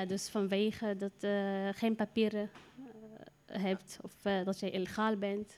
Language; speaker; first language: Dutch; non-native, learner; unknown